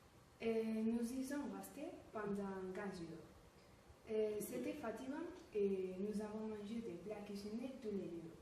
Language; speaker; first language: French; non-native, learner; Spanish